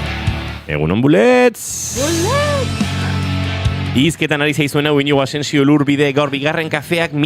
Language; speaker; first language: Basque; native; Basque